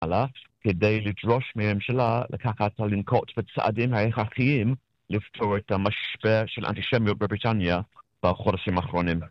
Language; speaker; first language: Hebrew; non-native, fluent; English